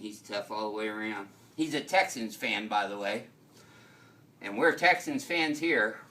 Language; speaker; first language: English; native; English